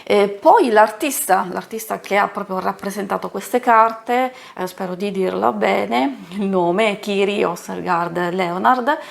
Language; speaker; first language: Italian; native; Italian